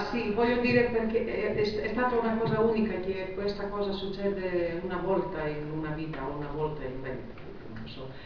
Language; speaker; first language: Italian; non-native, fluent; Greek